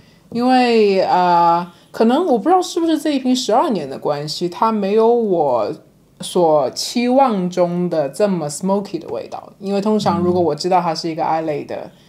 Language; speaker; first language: Chinese; native; Chinese